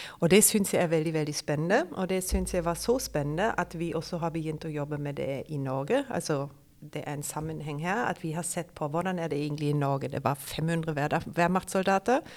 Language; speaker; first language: Norwegian; non-native, fluent; German